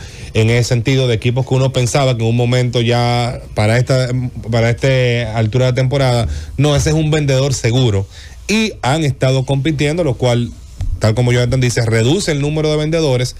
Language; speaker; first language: Spanish; native; Spanish